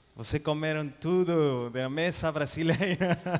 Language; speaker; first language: Portuguese; non-native, learner; Spanish